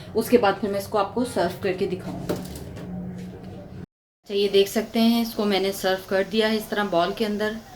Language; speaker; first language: Urdu; native; Urdu